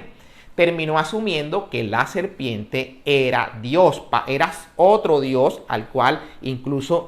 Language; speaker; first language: Spanish; native; Spanish